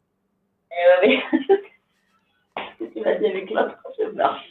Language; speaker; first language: French; native; French